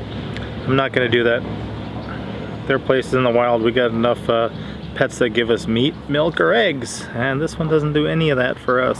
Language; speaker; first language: English; native; English